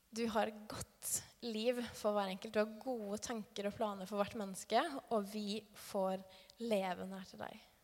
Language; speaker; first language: Norwegian; native; Norwegian